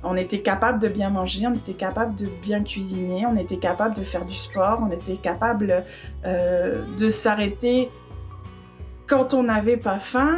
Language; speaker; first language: French; native; French